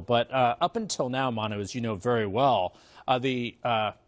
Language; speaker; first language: English; native; English